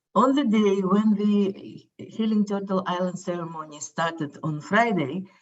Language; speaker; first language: English; non-native, fluent; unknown